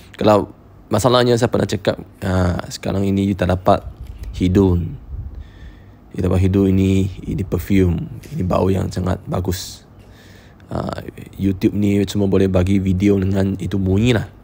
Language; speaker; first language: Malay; non-native, local second language; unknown